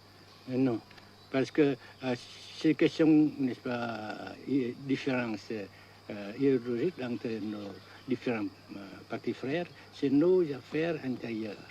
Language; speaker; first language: French; non-native, fluent; Vietnamese